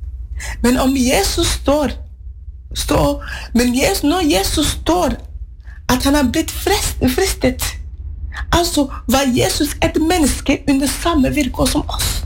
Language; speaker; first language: Norwegian; non-native, fluent; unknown